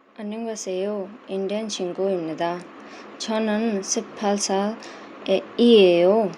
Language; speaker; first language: Korean; non-native, learner; Hindi